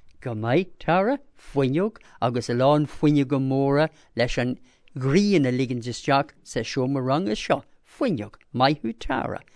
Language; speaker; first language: Irish; non-native, local second language; English